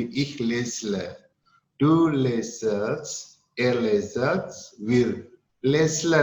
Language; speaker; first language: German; non-native, learner; Indonesian